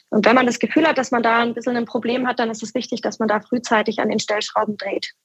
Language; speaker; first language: German; native; German